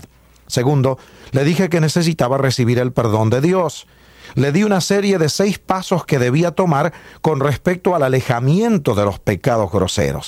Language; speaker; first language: Spanish; native; Spanish